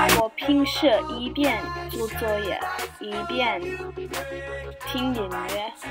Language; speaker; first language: Chinese; non-native, learner; English